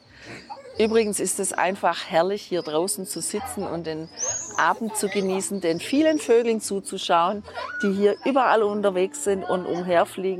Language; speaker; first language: German; native; German